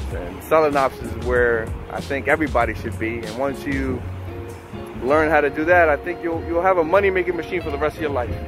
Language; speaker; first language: English; native; English